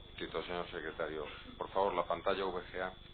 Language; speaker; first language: Spanish; native; Spanish